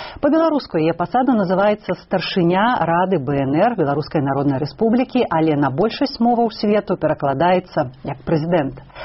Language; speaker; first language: Belarusian; native; Belarusian